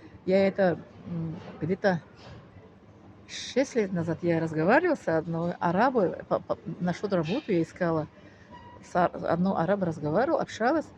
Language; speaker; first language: Russian; non-native, local second language; Tajik